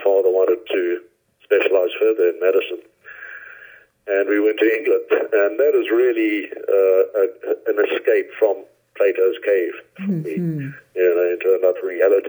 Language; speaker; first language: English; native; English